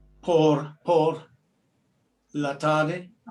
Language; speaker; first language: Spanish; non-native, learner; English